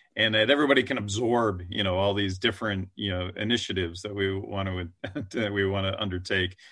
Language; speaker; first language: English; native; English